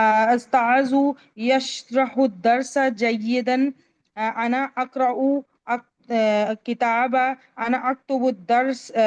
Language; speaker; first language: Arabic; non-native, learner; Urdu